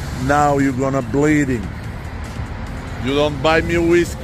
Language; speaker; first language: English; non-native, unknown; Bulgarian